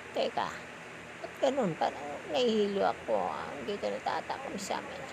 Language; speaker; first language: Filipino; non-native, local second language; Bikol